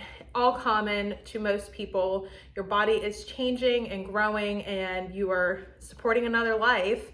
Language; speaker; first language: English; native; English